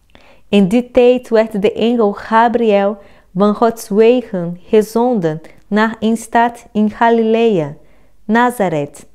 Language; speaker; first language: Dutch; non-native, fluent; Portuguese